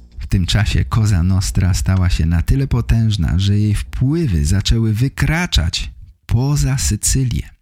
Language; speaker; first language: Polish; native; Polish